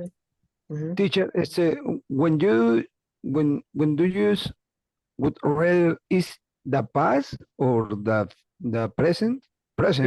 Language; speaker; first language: English; non-native, learner; Spanish